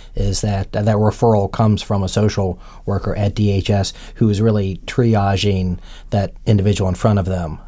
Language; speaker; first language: English; native; English